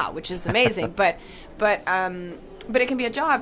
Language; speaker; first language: English; native; English